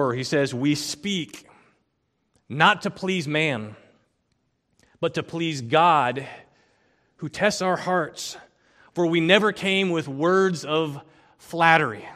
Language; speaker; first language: English; native; English